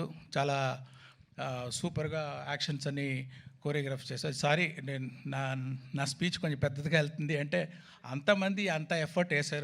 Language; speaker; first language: Telugu; non-native, fluent; Tamil